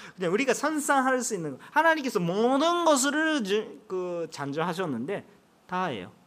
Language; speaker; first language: Korean; non-native, fluent; Japanese